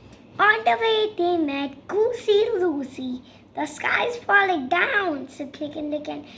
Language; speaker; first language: English; non-native, learner; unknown